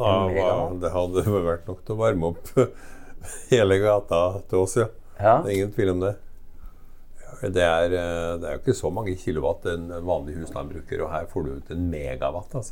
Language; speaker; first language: Norwegian; native; Norwegian